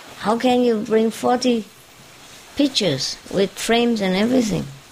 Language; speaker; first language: English; non-native, fluent; Vietnamese